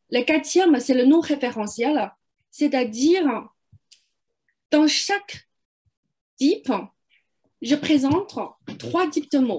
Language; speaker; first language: French; non-native, fluent; Chinese